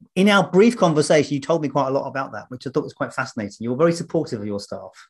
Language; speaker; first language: English; native; English